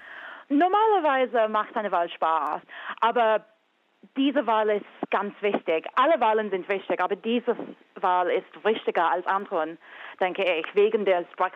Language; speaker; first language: German; non-native, fluent; English